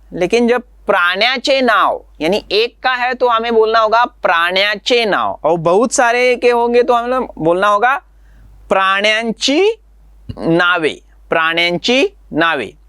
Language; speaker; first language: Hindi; non-native, local second language; Marathi